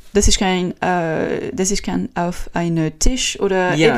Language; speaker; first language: German; non-native, learner; French